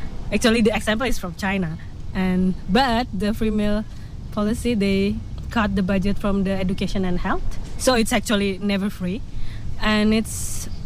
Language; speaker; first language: English; non-native, fluent; Indonesian